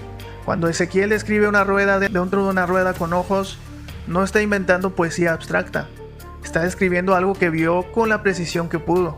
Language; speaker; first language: Spanish; native; Spanish